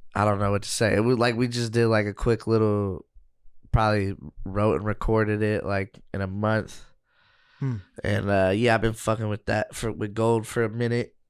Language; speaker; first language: English; native; English